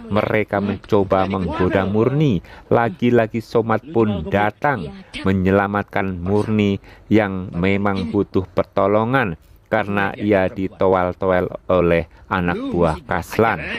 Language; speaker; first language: Indonesian; native; Indonesian